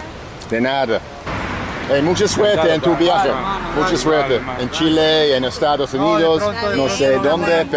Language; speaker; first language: Spanish; non-native, learner; English